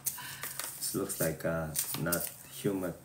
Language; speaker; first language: English; non-native, learner; Korean